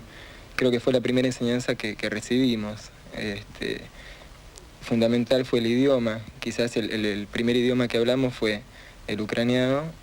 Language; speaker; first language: Spanish; non-native, local second language; Ukrainian